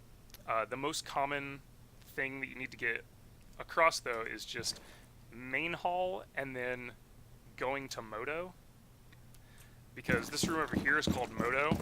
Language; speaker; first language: English; native; English